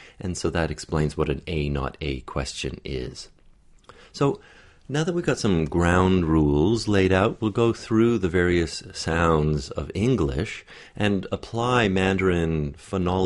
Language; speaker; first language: English; native; English